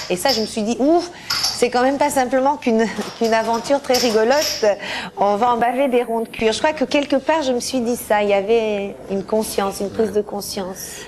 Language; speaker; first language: French; early bilingual, other home language; Portuguese